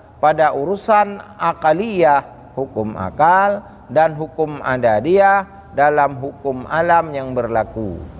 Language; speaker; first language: Malay; non-native, local second language; Achinese